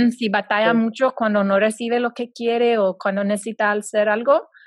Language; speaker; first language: Spanish; non-native, fluent; English